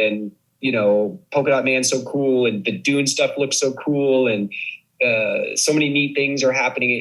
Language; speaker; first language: English; native; English